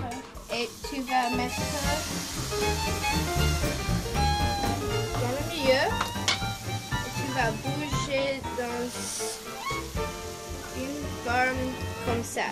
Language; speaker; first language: French; non-native, learner; English